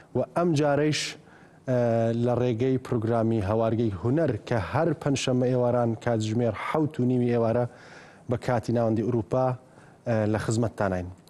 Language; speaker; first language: Central Kurdish; early bilingual, heritage; Central Kurdish